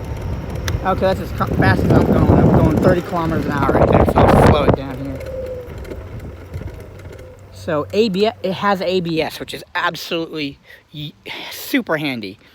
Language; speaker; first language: English; native; English